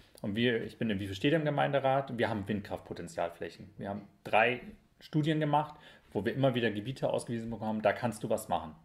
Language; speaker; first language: German; native; German